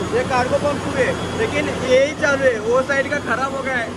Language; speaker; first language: Hindi; non-native, local second language; Marathi